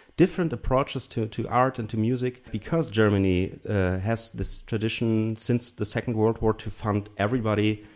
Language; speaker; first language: English; non-native, fluent; German